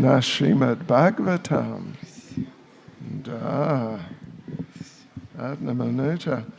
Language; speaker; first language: Russian; non-native, learner; English